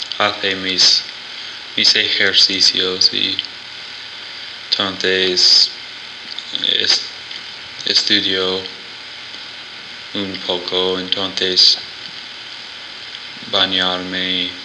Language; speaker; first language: Spanish; non-native, learner; English